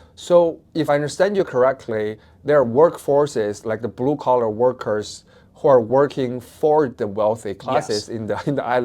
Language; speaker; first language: English; non-native, fluent; Chinese